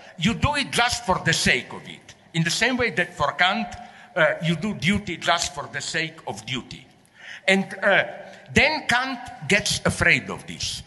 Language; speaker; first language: English; non-native, fluent; Slovenian